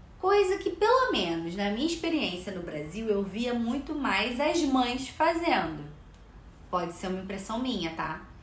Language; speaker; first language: Portuguese; native; Portuguese